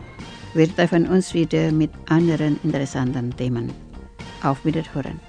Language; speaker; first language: German; non-native, fluent; Indonesian